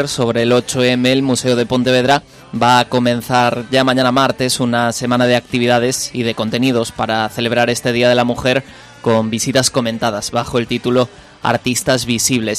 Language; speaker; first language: Spanish; native; Spanish